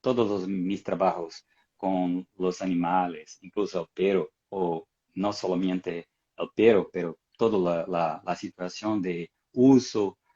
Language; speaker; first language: Spanish; non-native, fluent; Portuguese